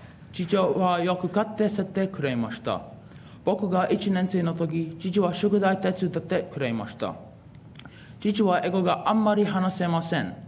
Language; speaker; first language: Japanese; non-native, learner; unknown